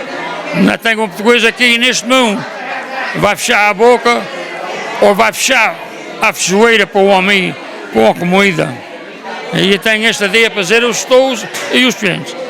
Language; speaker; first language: Portuguese; early bilingual, heritage; Portuguese